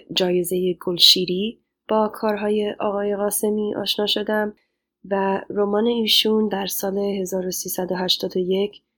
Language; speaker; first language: Persian; non-native, fluent; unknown